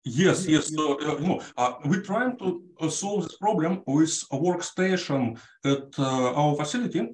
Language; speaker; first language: English; non-native, fluent; Russian